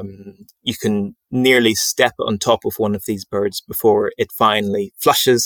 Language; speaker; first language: English; native; English